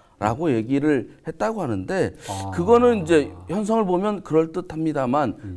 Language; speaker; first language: Korean; native; Korean